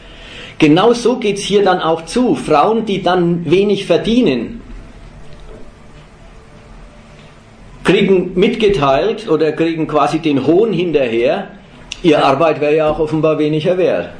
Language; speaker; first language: German; native; German